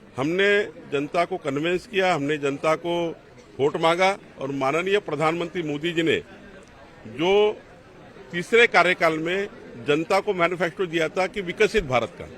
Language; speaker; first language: Hindi; non-native, local second language; Marathi